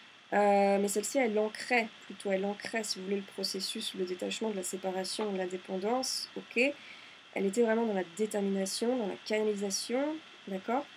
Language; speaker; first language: French; native; French